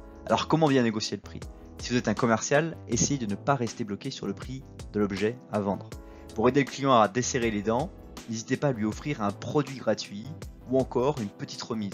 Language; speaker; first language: French; native; French